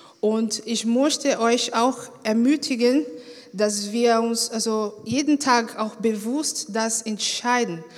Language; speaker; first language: German; non-native, fluent; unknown